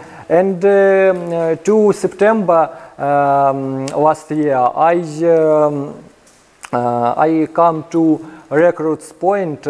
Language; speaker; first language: English; non-native, learner; Ukrainian